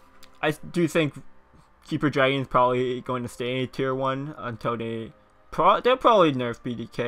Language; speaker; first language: English; native; English